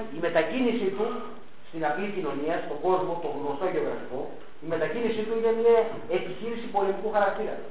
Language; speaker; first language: Greek; early bilingual, heritage; Greek